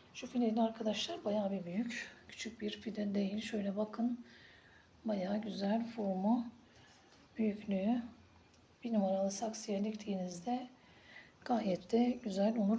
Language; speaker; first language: Turkish; native; Turkish